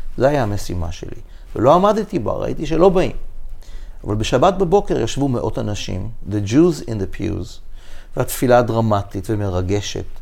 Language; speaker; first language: Hebrew; native; Hebrew